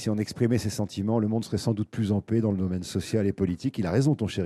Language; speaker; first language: French; native; French